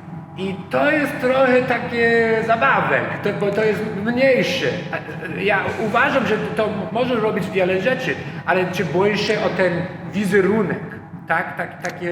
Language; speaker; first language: Polish; non-native, learner; English